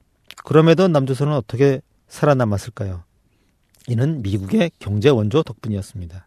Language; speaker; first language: Korean; native; Korean